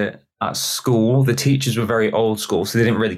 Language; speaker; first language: English; native; English